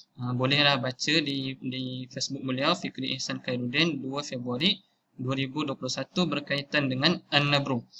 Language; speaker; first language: Malay; native; Malay